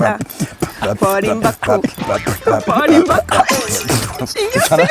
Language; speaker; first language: Korean; non-native, fluent; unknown